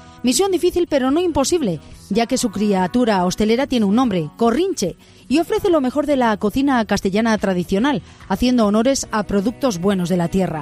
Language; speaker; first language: Spanish; native; Spanish